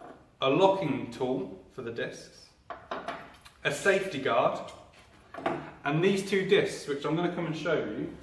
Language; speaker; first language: English; native; English